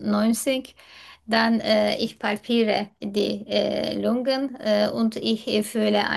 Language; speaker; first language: German; non-native, learner; Turkish